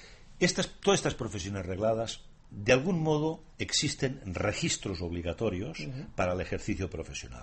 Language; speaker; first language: Spanish; native; Spanish